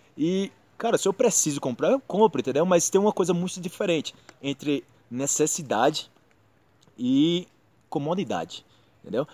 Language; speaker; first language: Portuguese; native; Portuguese